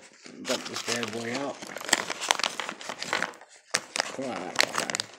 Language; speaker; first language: English; native; English